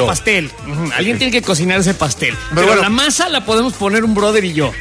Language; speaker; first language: Spanish; native; Spanish